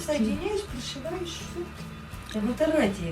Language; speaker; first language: Russian; native; Russian